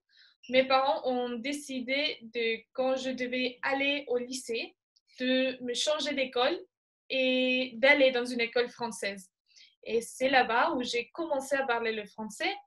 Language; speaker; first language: French; non-native, fluent; Spanish